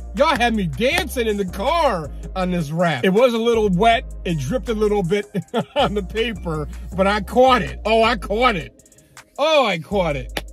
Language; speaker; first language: English; native; English